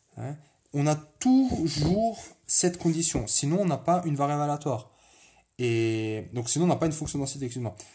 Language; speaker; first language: French; native; French